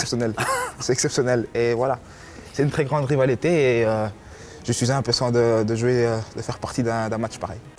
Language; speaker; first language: French; early bilingual, other home language; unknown